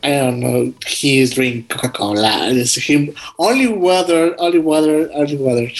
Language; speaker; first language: English; non-native, learner; Spanish